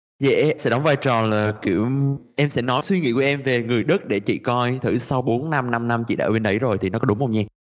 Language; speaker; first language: Vietnamese; native; Vietnamese